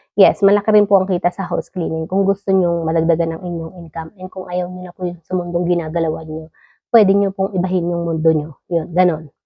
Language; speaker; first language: Filipino; native; Filipino